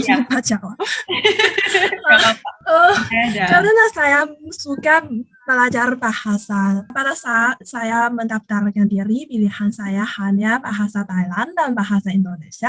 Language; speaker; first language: Indonesian; non-native, learner; Chinese